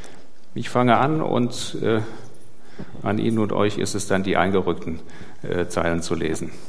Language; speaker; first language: German; native; German